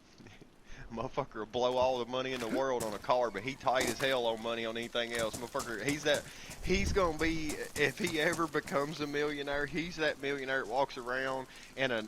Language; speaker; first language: English; native; English